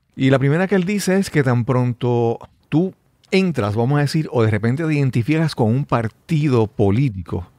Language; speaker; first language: Spanish; native; Spanish